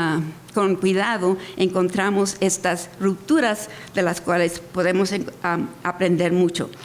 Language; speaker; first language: Spanish; early bilingual, heritage; Spanish